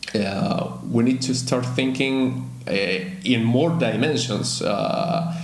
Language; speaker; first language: English; non-native, fluent; Spanish